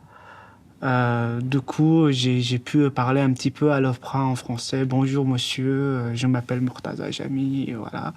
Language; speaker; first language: French; non-native, fluent; Persian